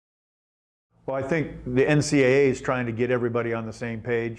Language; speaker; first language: English; native; English